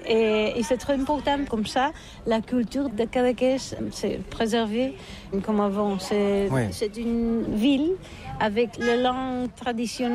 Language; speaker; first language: French; non-native, learner; Catalan